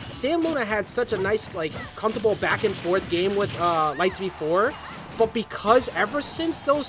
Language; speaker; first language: English; native; English